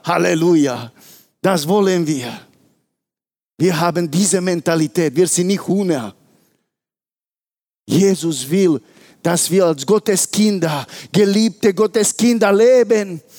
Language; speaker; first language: German; non-native, fluent; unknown